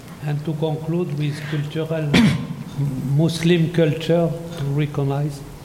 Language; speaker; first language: English; non-native, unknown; French